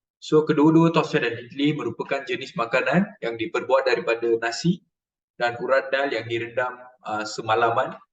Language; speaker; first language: Malay; non-native, local second language; Tamil